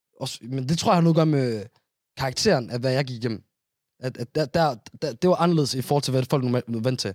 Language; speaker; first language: Danish; early bilingual, other home language; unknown